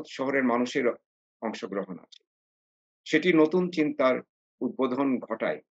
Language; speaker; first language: Bangla; non-native, local second language; Sylheti